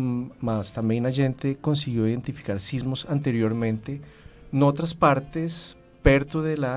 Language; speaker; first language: Portuguese; non-native, fluent; Spanish